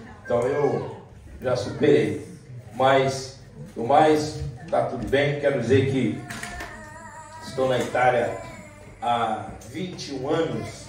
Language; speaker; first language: Portuguese; native; Portuguese